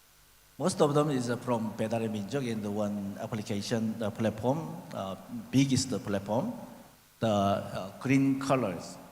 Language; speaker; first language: English; non-native, learner; Korean